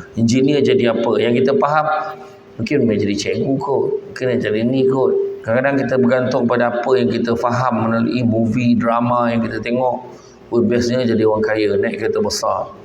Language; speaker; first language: Malay; native; Malay